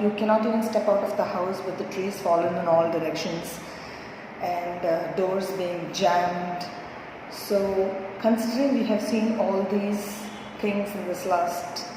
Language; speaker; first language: English; non-native, local second language; Tamil